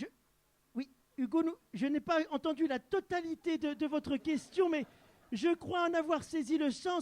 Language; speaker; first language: French; native; French